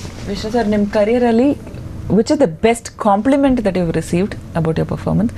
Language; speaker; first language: Kannada; non-native, local second language; Tamil